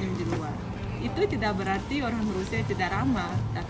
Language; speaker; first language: Indonesian; non-native, fluent; Russian